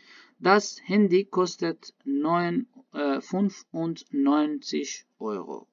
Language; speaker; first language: German; non-native, learner; Baluchi